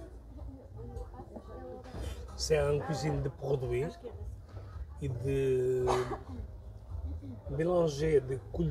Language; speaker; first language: French; non-native, learner; Portuguese